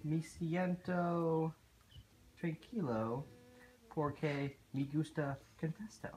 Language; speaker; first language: Spanish; non-native, learner; English